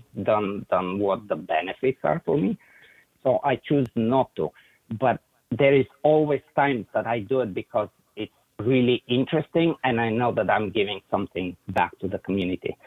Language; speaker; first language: English; non-native, fluent; Bulgarian